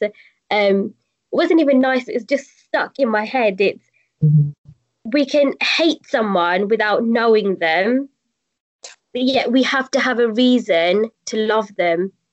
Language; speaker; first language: English; native; English